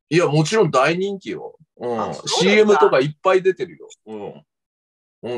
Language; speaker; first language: Japanese; native; Japanese